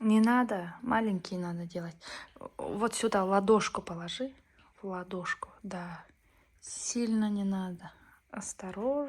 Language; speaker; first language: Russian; non-native, local second language; Tajik